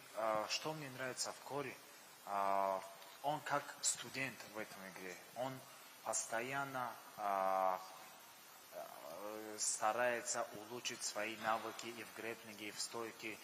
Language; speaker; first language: Russian; non-native, local second language; Tajik